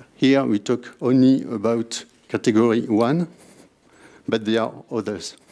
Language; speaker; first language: English; non-native, fluent; French